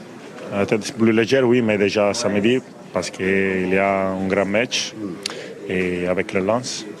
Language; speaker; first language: French; non-native, learner; Italian